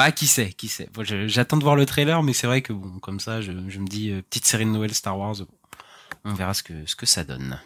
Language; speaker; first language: French; native; French